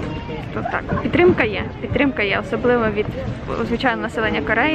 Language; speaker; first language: Ukrainian; native; Ukrainian